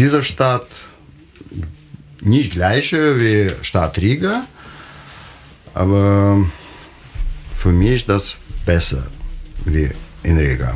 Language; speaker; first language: German; non-native, learner; Russian